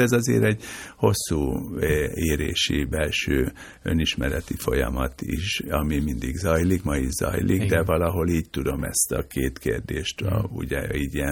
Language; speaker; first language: Hungarian; native; Hungarian